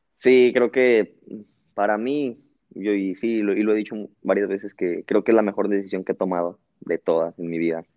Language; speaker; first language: Spanish; native; Spanish